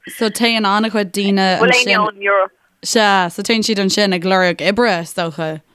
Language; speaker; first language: Irish; non-native, local second language; English